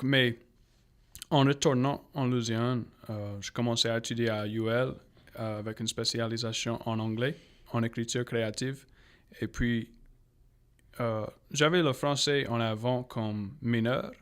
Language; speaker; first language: French; non-native, local second language; English